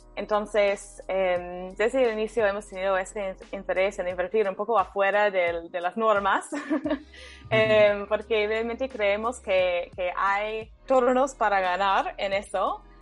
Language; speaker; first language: Spanish; non-native, fluent; English